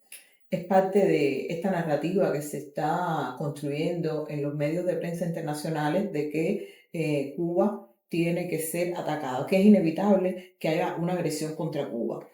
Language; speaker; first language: Spanish; native; Spanish